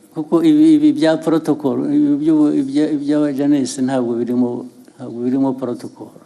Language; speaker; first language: Kinyarwanda; early bilingual, heritage; Kinyarwanda